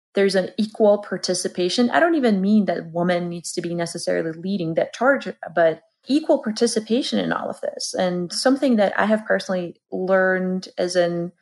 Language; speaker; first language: English; non-native, fluent; Georgian